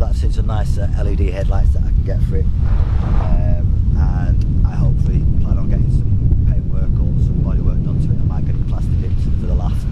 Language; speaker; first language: English; native; English